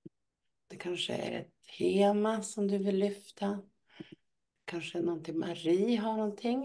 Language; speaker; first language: Swedish; native; Swedish